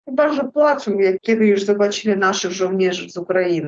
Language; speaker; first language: Polish; non-native, learner; Russian